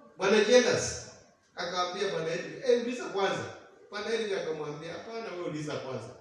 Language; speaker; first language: Swahili; non-native, local second language; Kamba